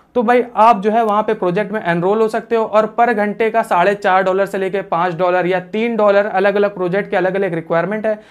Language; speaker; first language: Hindi; native; Hindi